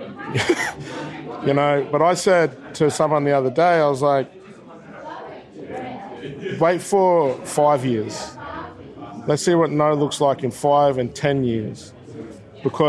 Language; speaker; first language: English; native; English